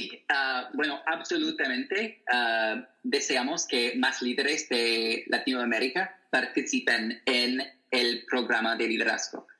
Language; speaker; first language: Spanish; non-native, learner; English